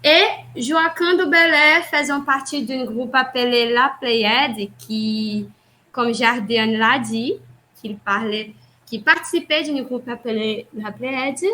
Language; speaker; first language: French; non-native, learner; Portuguese